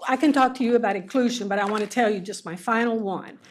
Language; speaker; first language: English; early bilingual, other home language; Spanish